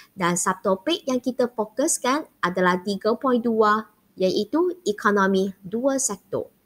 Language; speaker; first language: Malay; non-native, local second language; Chinese